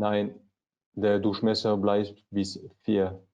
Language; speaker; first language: German; non-native, learner; French